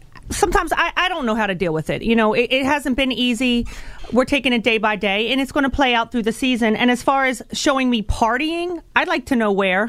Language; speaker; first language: English; native; English